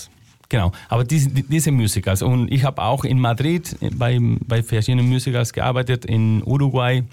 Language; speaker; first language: German; non-native, fluent; Spanish